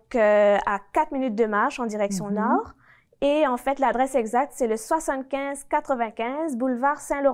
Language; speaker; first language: French; native; French